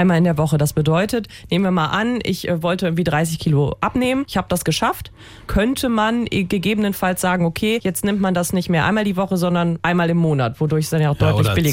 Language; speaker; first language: German; native; German